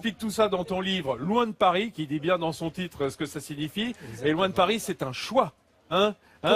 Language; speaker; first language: French; native; French